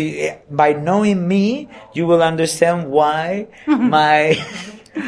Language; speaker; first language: English; non-native, fluent; Spanish